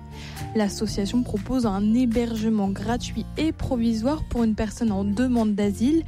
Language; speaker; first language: French; native; French